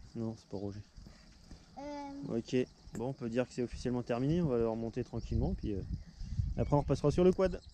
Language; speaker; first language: French; native; French